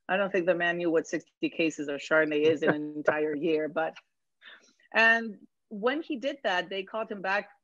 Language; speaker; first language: English; non-native, fluent; Spanish